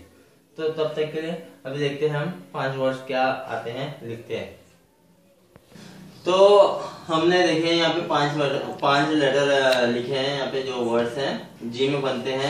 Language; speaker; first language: Hindi; non-native, local second language; Kannada